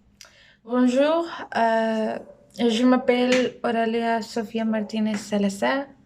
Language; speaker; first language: French; non-native, learner; Spanish